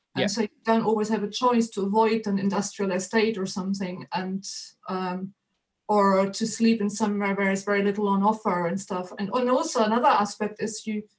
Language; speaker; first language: English; non-native, fluent; German